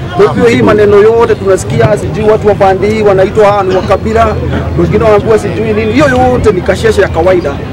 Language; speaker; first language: Swahili; non-native, local second language; Kikuyu